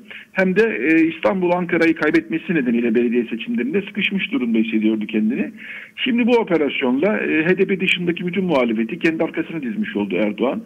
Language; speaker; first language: Turkish; native; Turkish